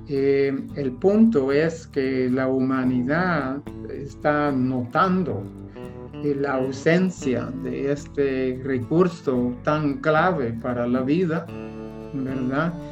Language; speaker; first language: Spanish; non-native, fluent; English